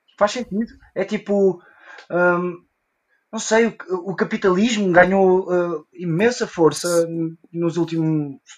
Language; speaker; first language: Portuguese; early bilingual, heritage; Portuguese